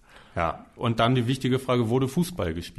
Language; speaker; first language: German; native; German